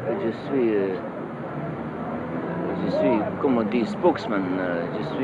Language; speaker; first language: French; non-native, fluent; English